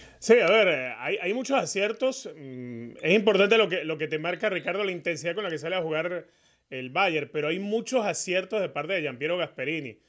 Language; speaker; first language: Spanish; native; Spanish